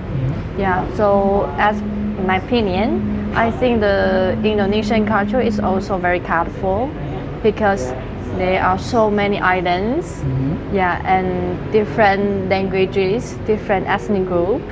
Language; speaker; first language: English; non-native, fluent; Chinese